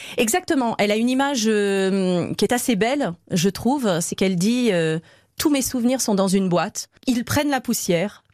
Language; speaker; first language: French; native; French